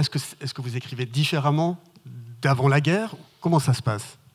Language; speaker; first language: French; native; French